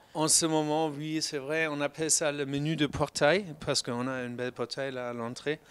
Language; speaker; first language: French; non-native, fluent; German